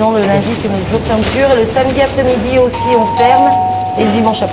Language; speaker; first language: French; native; French